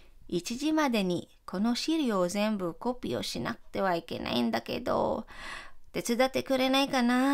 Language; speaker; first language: Japanese; non-native, fluent; Filipino